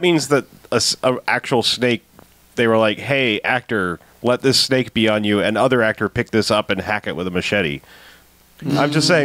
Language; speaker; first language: English; native; English